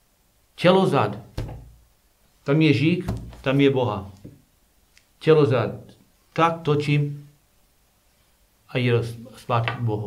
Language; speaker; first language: Czech; non-native, learner; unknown